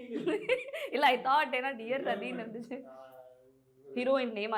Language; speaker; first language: Tamil; native; Tamil